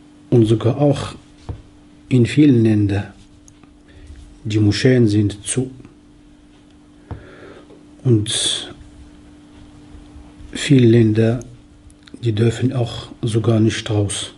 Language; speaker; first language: German; non-native, fluent; Arabic